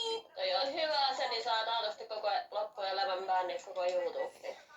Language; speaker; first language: Finnish; native; Finnish